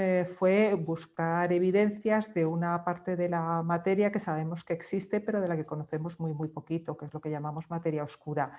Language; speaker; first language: Spanish; native; Spanish